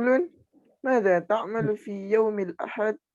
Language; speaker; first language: Arabic; non-native, learner; Indonesian